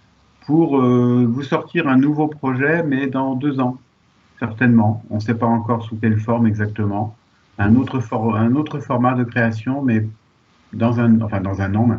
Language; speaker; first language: French; native; French